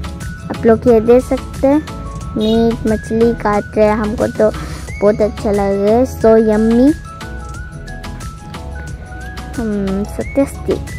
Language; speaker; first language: Hindi; non-native, local second language; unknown